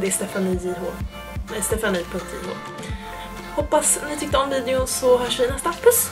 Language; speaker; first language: Swedish; native; Swedish